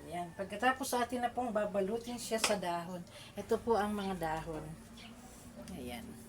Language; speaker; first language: Filipino; native; Filipino